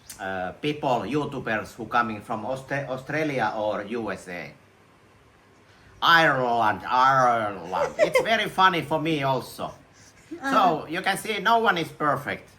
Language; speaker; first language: English; non-native, learner; Finnish